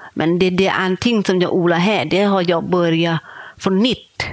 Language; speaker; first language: Swedish; non-native, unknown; Thai